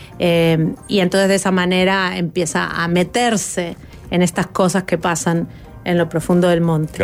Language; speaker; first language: Spanish; native; Spanish